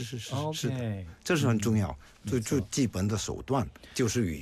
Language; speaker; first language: Chinese; non-native, fluent; Korean